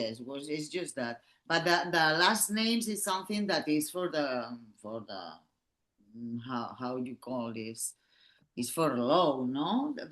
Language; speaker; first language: English; non-native, learner; Catalan